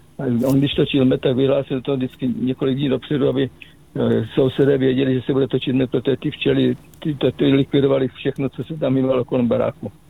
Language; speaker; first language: Czech; native; Czech